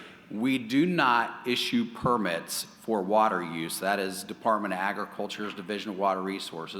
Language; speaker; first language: English; native; English